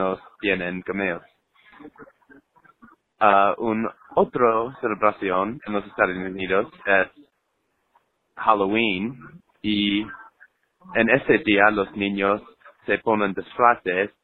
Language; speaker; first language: Spanish; non-native, learner; English